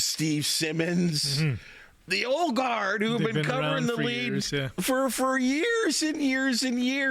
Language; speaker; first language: English; native; English